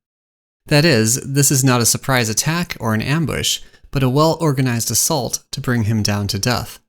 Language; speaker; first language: English; native; English